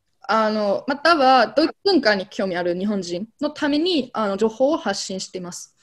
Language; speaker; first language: Japanese; non-native, fluent; German